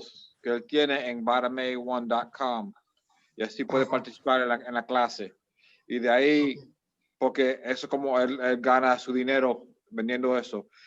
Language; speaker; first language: Spanish; early bilingual, heritage; Spanish